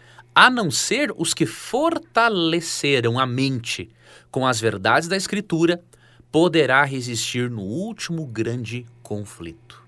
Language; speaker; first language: Portuguese; native; Portuguese